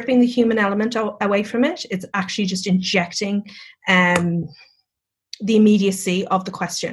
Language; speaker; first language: English; native; English